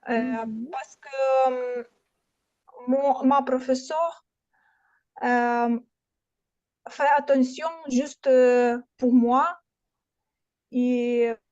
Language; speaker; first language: French; non-native, learner; Russian